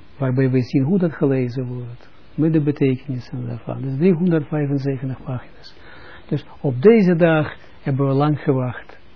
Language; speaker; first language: Dutch; non-native, fluent; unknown